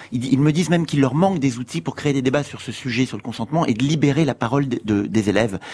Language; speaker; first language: French; native; French